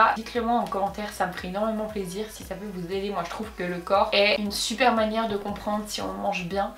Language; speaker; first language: French; native; French